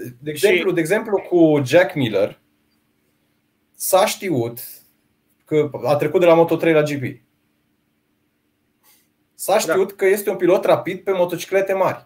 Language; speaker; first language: Romanian; native; Romanian